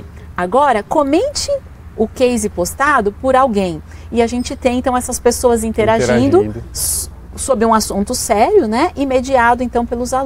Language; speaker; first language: Portuguese; native; Portuguese